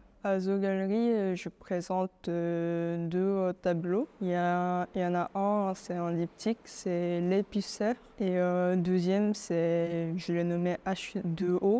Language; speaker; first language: French; non-native, fluent; Korean